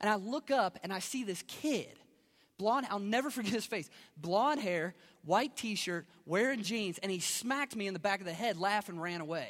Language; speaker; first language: English; native; English